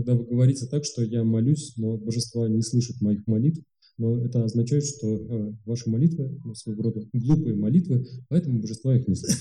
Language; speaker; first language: Russian; native; Russian